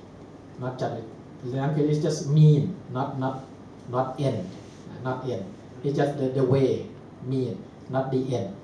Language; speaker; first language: English; non-native, fluent; Thai